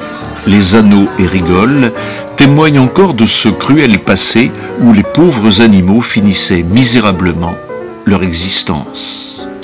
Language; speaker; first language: French; native; French